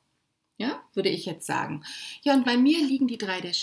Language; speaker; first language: German; native; German